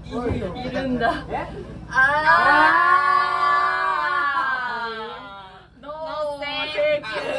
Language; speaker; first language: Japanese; non-native, fluent; Filipino